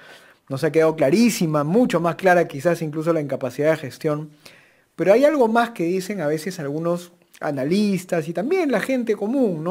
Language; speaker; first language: Spanish; native; Spanish